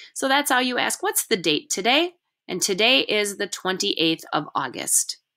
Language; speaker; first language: English; native; English